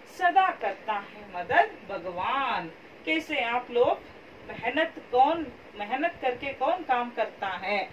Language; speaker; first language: Hindi; non-native, local second language; Kannada